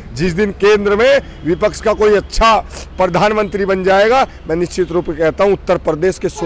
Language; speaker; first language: Hindi; native; Hindi